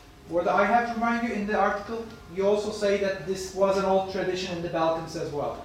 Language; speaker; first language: English; non-native, fluent; Turkish